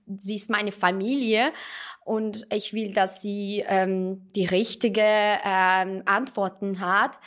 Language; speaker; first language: German; non-native, fluent; Russian